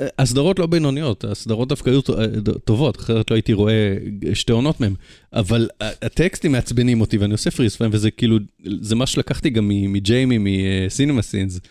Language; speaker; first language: Hebrew; native; Hebrew